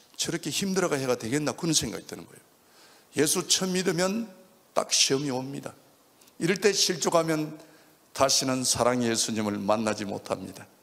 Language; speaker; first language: Korean; native; Korean